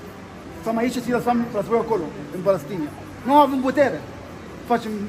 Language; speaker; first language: Romanian; non-native, learner; Arabic